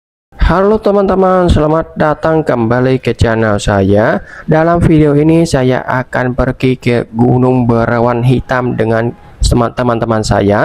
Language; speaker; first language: Indonesian; non-native, fluent; Vietnamese